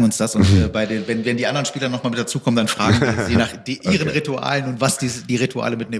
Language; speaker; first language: German; native; German